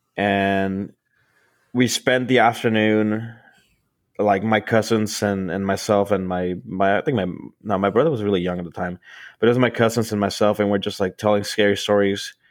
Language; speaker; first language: English; early bilingual, other home language; Spanish